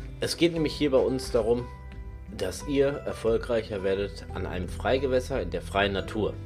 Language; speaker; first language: German; native; German